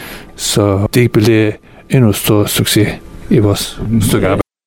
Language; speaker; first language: Danish; non-native, fluent; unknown